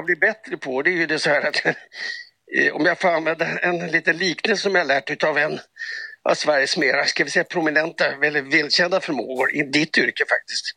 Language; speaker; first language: Swedish; native; Swedish